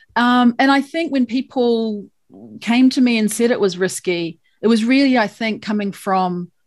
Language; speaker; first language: English; native; English